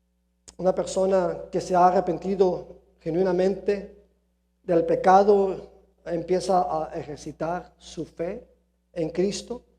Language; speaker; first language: Spanish; early bilingual, heritage; Spanish